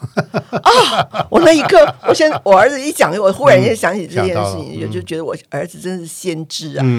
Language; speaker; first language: Chinese; native; Chinese